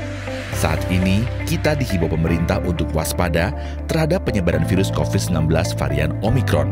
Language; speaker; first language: Indonesian; native; Indonesian